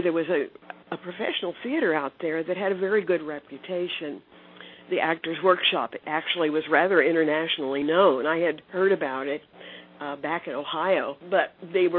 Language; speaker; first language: English; native; English